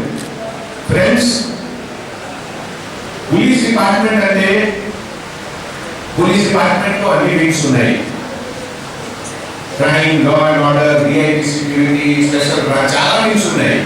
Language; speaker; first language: Telugu; non-native, fluent; Hindi